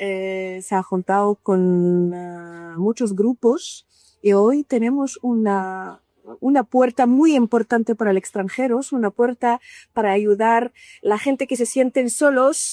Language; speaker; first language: Spanish; non-native, learner; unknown